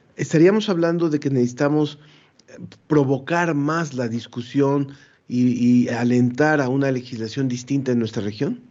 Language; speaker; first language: Spanish; native; Spanish